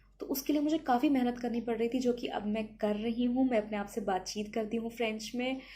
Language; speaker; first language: Hindi; native; Hindi